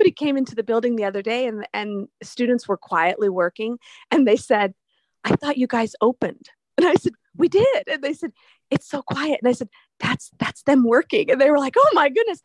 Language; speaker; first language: English; native; English